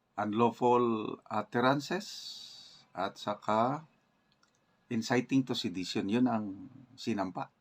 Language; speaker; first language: Filipino; native; Filipino